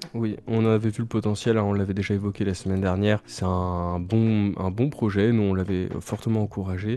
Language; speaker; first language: French; native; French